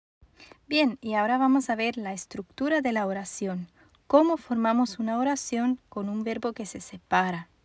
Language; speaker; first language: Spanish; non-native, fluent; German